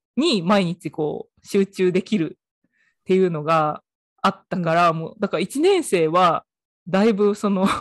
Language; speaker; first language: Japanese; native; Japanese